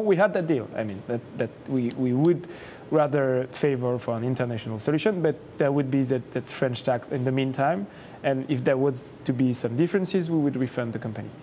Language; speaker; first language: English; non-native, fluent; French